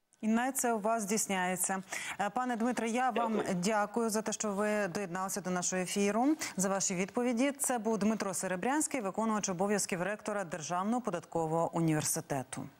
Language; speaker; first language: Ukrainian; native; Ukrainian